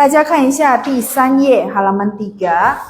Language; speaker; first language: Chinese; non-native, fluent; Indonesian